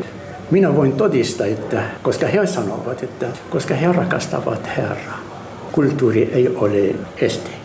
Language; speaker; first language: Finnish; non-native, learner; Arabic